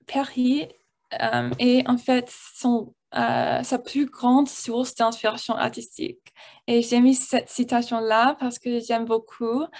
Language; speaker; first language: French; non-native, learner; English